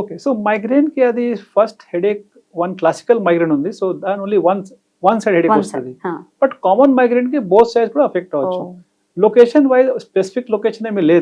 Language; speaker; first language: Telugu; non-native, fluent; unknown